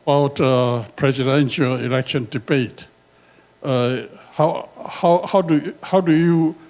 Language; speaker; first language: English; non-native, learner; Chinese